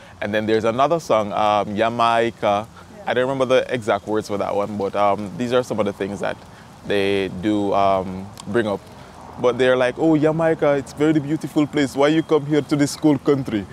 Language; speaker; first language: English; native; English